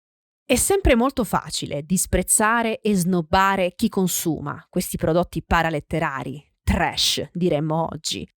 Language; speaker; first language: Italian; native; Italian